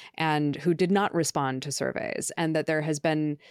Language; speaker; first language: English; native; English